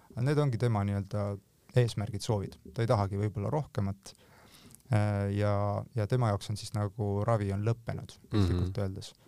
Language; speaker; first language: Estonian; native; Estonian